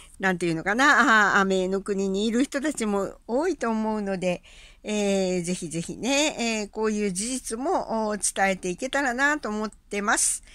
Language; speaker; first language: Japanese; native; Japanese